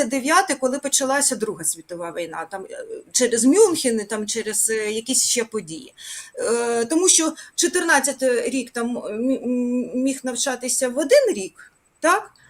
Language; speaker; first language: Ukrainian; native; Ukrainian